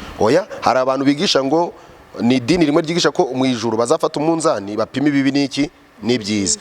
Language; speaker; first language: Kinyarwanda; native; Kinyarwanda